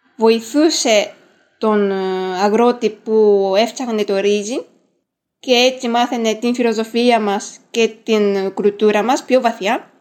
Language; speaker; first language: Greek; non-native, fluent; Japanese